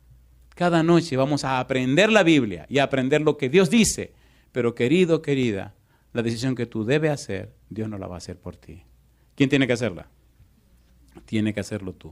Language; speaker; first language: Spanish; native; Spanish